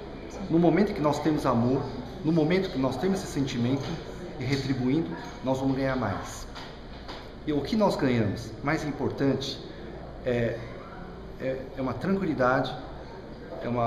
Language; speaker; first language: Portuguese; non-native, fluent; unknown